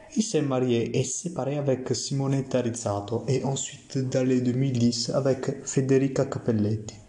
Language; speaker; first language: French; non-native, learner; Italian